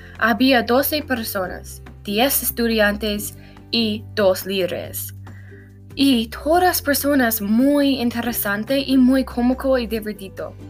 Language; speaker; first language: Spanish; non-native, learner; English